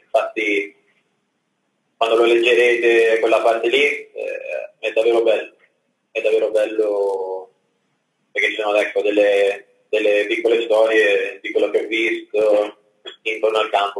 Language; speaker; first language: Italian; early bilingual, other home language; English